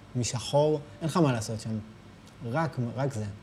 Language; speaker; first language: Hebrew; native; Hebrew